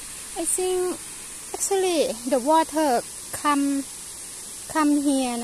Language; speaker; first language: English; non-native, learner; Thai